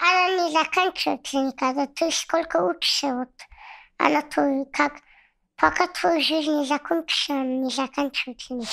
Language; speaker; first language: Russian; non-native, local second language; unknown